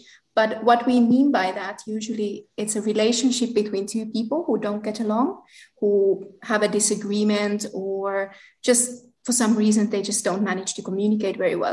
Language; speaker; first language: English; non-native, fluent; Finnish